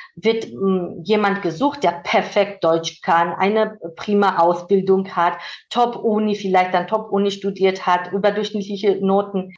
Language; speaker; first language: German; non-native, fluent; Georgian